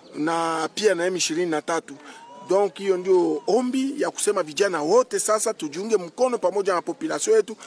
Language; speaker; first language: Swahili; native; Swahili